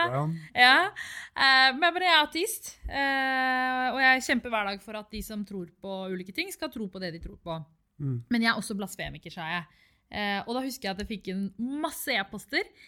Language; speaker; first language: Norwegian; early bilingual, other home language; Tamil